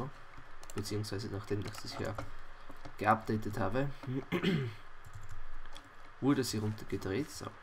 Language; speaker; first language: German; native; German